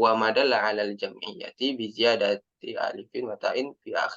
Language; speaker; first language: Arabic; non-native, fluent; Indonesian